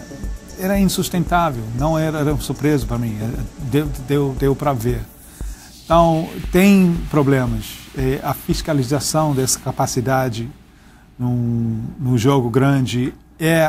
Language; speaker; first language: Portuguese; non-native, fluent; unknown